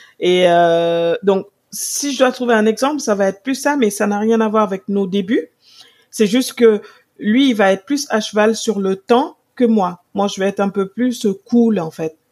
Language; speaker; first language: French; non-native, local second language; Wolof